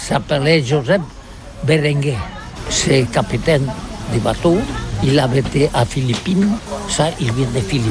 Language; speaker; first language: French; non-native, learner; Catalan